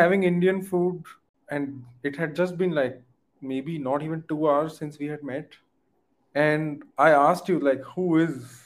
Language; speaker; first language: English; non-native, local second language; Hindi